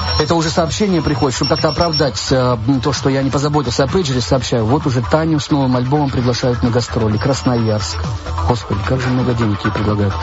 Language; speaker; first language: Russian; non-native, local second language; Georgian